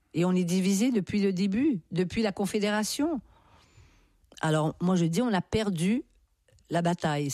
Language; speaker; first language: French; native; French